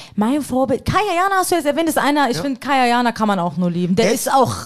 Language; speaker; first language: German; early bilingual, other home language; Persian